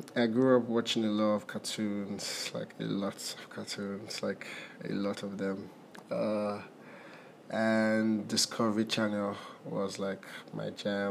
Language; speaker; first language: English; non-native, local second language; Igbo